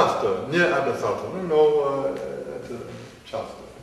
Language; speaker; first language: Russian; non-native, learner; English